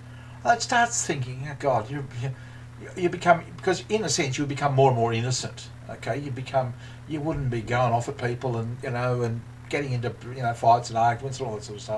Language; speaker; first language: English; native; English